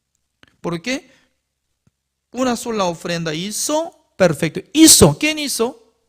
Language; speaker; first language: Spanish; non-native, learner; Korean